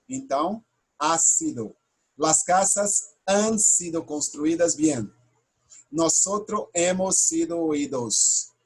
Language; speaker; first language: Spanish; non-native, fluent; Portuguese